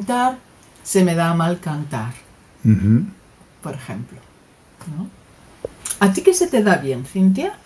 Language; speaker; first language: Spanish; native; Spanish